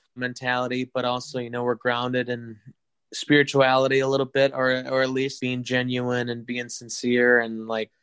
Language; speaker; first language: English; native; English